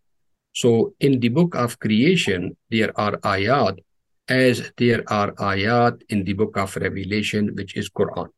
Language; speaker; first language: English; non-native, local second language; Urdu